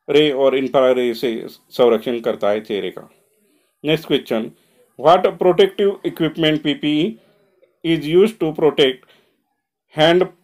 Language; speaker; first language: Hindi; non-native, local second language; Marathi